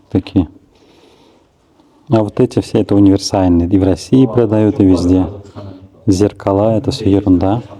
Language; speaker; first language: Russian; native; Russian